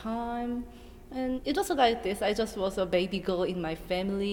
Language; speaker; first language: English; non-native, learner; Korean